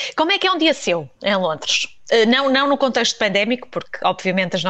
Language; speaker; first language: Portuguese; native; Portuguese